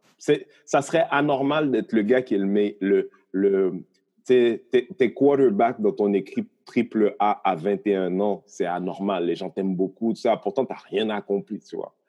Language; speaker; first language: French; early bilingual, other home language; Haitian Creole